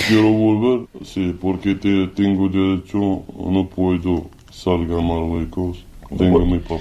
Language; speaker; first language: Spanish; non-native, learner; Arabic